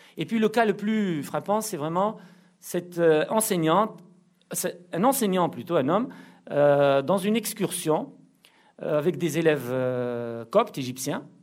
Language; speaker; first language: French; non-native, local second language; Arabic